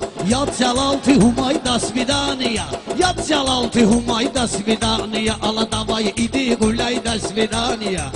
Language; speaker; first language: Russian; non-native, learner; Talysh